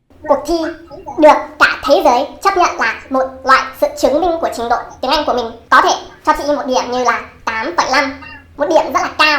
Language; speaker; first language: Vietnamese; non-native, fluent; English